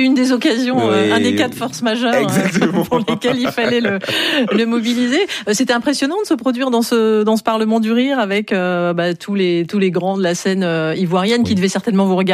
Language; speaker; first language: French; native; French